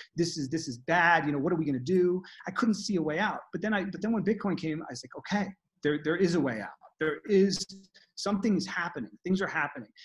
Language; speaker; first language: English; native; English